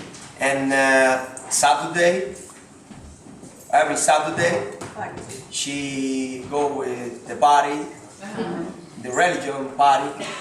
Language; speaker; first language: English; non-native, learner; Spanish